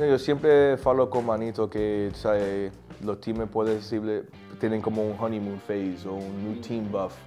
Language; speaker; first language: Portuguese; non-native, learner; Spanish